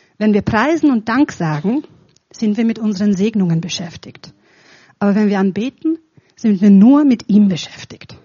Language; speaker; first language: German; non-native, fluent; Romanian